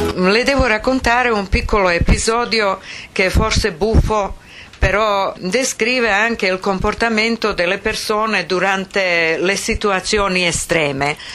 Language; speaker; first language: Italian; non-native, fluent; Croatian